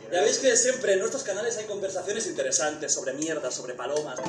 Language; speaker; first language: Spanish; native; Spanish